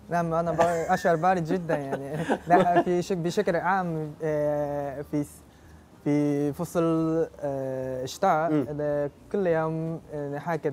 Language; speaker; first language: Arabic; non-native, learner; Japanese